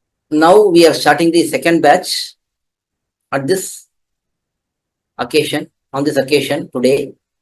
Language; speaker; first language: English; non-native, local second language; Tamil